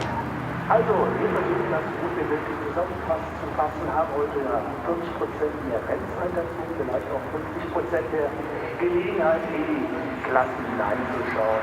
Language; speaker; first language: German; native; German